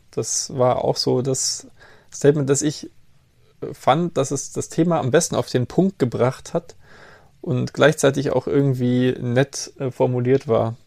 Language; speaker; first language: German; native; German